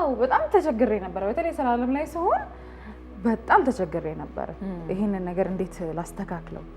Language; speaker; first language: Amharic; early bilingual, heritage; Arabic